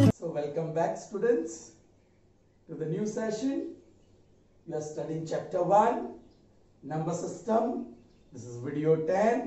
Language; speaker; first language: English; non-native, local second language; Hindi